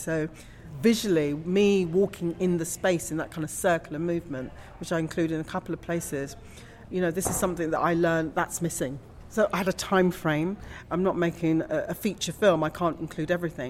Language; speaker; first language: English; native; English